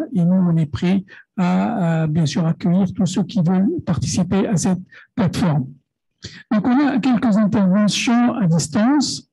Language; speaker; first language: French; non-native, local second language; Arabic